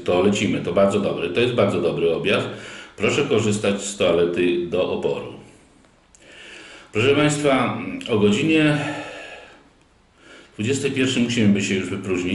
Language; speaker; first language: Polish; native; Polish